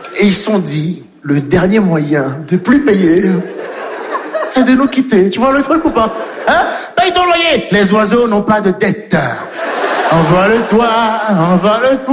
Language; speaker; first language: French; native; French